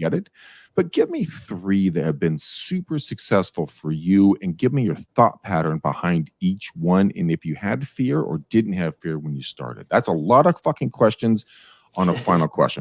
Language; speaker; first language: English; native; English